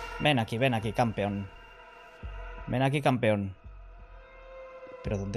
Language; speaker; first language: Spanish; native; Spanish